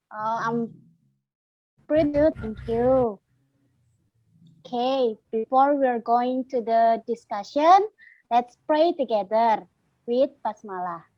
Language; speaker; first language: English; non-native, learner; Indonesian